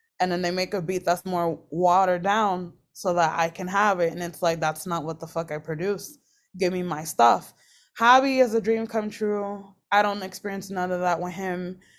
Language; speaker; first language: English; early bilingual, other home language; Spanish